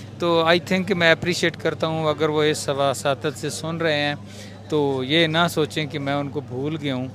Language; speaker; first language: Urdu; non-native, local second language; Punjabi